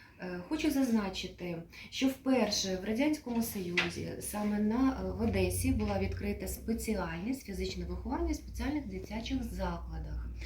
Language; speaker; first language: Ukrainian; native; Ukrainian